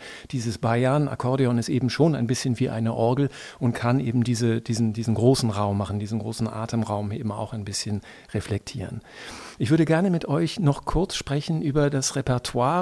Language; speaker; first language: German; native; German